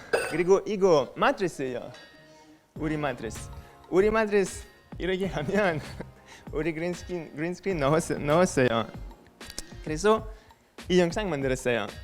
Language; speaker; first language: Korean; non-native, learner; French